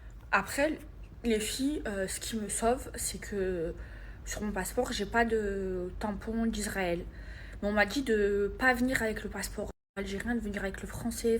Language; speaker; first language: French; native; French